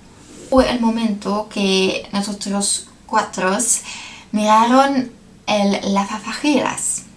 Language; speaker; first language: Spanish; non-native, learner; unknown